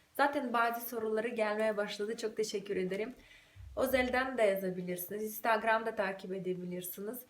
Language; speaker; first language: Turkish; non-native, fluent; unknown